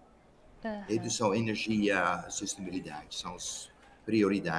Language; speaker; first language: Portuguese; non-native, fluent; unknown